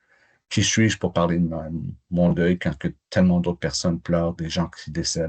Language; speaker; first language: French; native; French